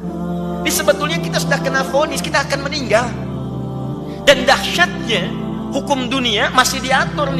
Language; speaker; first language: Indonesian; native; Indonesian